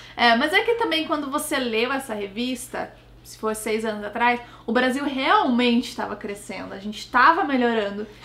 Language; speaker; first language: Portuguese; native; Portuguese